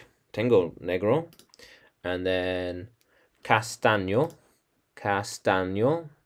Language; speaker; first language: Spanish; non-native, learner; English